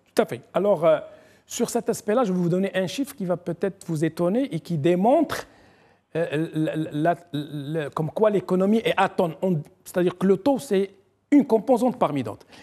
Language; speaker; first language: French; non-native, local second language; Arabic